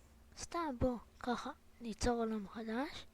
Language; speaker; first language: Hebrew; native; Hebrew